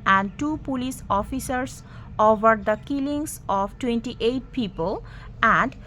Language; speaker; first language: English; non-native, local second language; Bangla